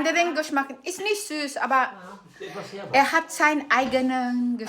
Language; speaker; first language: German; non-native, fluent; Filipino